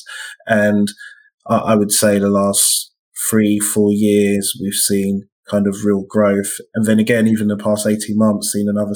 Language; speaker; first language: English; native; English